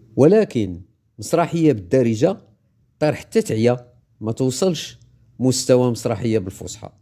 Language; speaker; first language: Arabic; native; Arabic